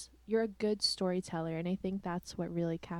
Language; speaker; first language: English; non-native, local second language; Cebuano